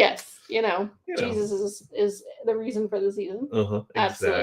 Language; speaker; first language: English; native; English